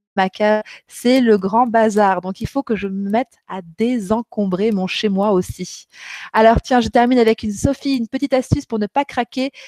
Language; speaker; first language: French; native; French